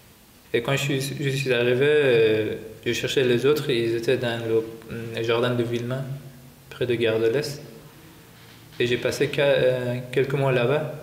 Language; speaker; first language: French; non-native, fluent; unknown